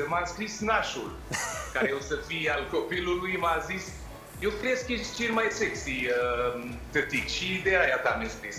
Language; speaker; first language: Romanian; non-native, fluent; French